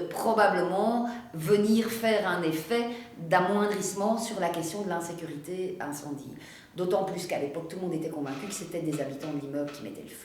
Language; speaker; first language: French; native; French